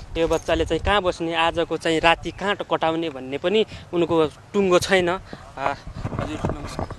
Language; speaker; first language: Nepali; non-native, local second language; Maithili